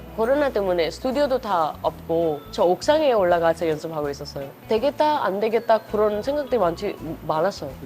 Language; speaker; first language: Korean; non-native, fluent; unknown